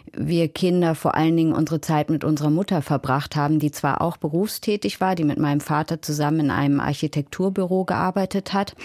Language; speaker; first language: German; native; German